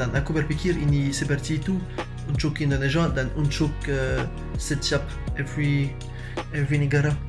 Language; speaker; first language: Indonesian; non-native, learner; French